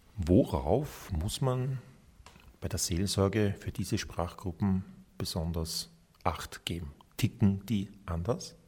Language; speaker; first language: German; native; German